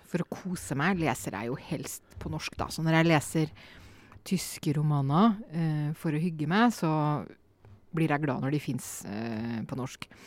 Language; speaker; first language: Norwegian; native; Norwegian